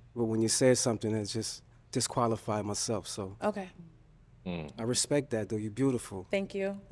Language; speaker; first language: English; native; English